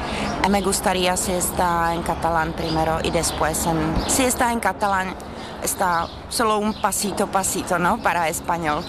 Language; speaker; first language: Spanish; non-native, learner; Czech